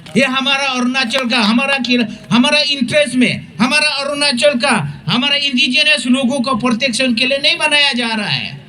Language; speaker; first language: Hindi; non-native, local second language; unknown